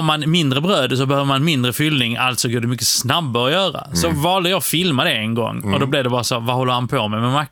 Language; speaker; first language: Swedish; early bilingual, other home language; Polish